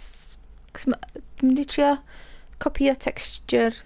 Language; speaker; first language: Welsh; native; Welsh